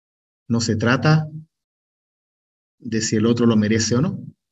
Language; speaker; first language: Spanish; native; Spanish